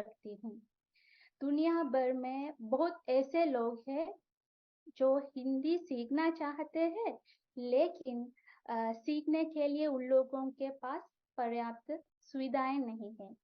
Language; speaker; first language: Hindi; non-native, fluent; Sinhala